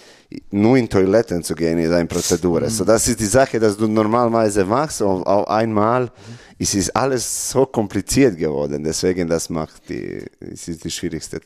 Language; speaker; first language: German; non-native, learner; Serbian